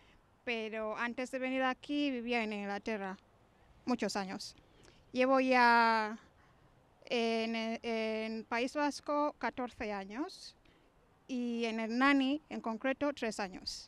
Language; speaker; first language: Spanish; non-native, fluent; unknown